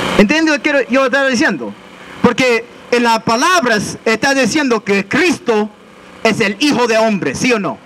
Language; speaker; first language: Spanish; non-native, learner; English